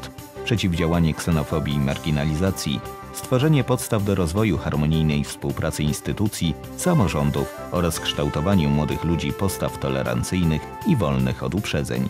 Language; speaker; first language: Polish; native; Polish